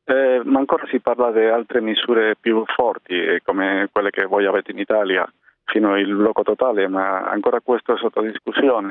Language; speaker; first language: Italian; non-native, fluent; Spanish